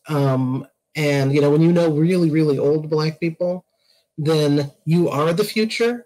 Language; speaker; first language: English; native; English